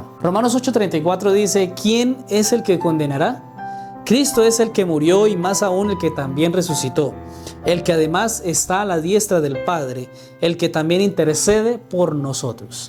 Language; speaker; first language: Spanish; native; Spanish